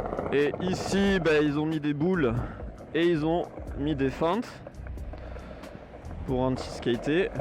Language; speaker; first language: French; native; French